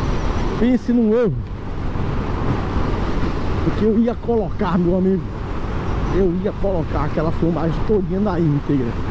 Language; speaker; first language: Portuguese; native; Portuguese